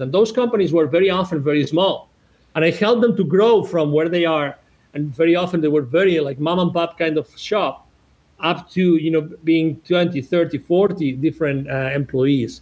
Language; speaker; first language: English; non-native, fluent; Spanish